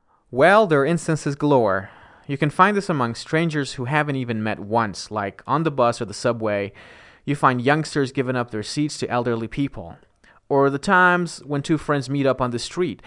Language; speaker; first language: English; non-native, fluent; Persian